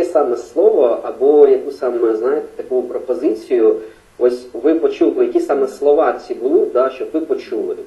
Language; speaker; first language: Ukrainian; non-native, local second language; Russian